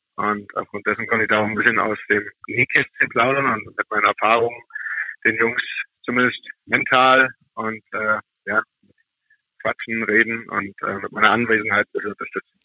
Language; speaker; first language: German; native; German